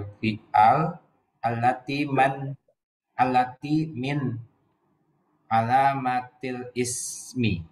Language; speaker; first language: Arabic; non-native, learner; Indonesian